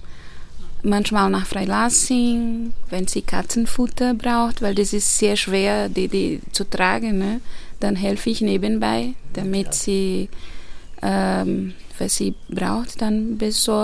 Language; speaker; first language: German; non-native, fluent; Portuguese